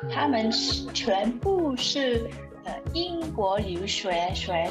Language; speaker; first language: Chinese; non-native, learner; English